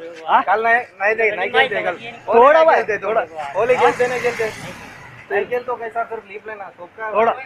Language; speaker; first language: Hindi; non-native, local second language; Telugu